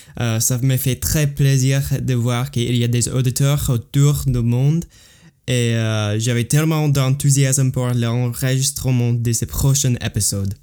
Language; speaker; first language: French; non-native, learner; English